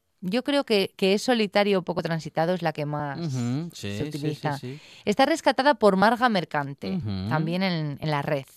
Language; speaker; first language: Spanish; native; Spanish